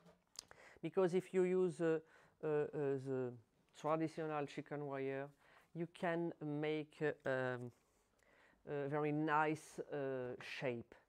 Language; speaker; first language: English; non-native, learner; French